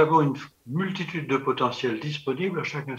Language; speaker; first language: French; native; French